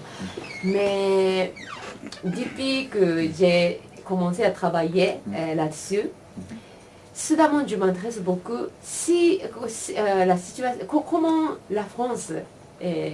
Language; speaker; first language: French; non-native, learner; Japanese